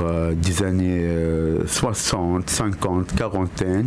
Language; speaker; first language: French; non-native, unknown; Arabic